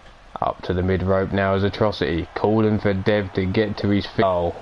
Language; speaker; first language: English; native; English